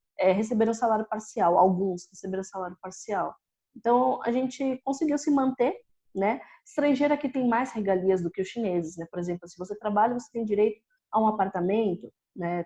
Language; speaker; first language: Portuguese; native; Portuguese